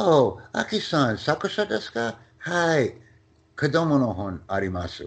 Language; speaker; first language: Japanese; non-native, learner; English